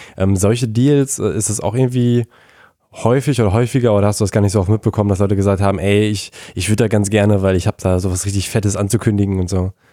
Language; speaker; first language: German; native; German